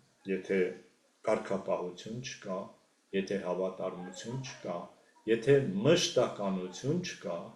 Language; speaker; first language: Armenian; native; Armenian